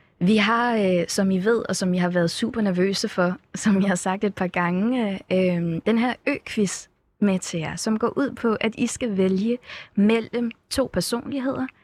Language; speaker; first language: Danish; native; Danish